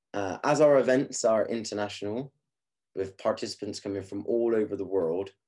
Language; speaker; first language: English; native; English